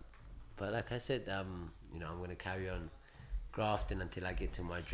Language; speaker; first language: English; early bilingual, other home language; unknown